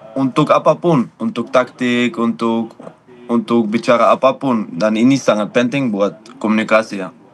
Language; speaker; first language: Indonesian; non-native, fluent; Dutch